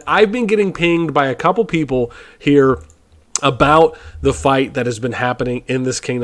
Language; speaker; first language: English; native; English